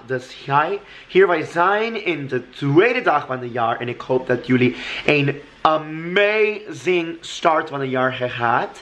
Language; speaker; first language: Dutch; non-native, learner; English